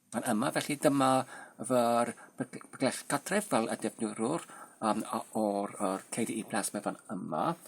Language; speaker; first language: Welsh; non-native, learner; Polish